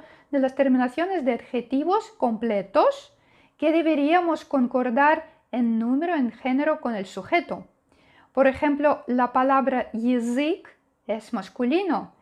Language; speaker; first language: Spanish; non-native, fluent; Russian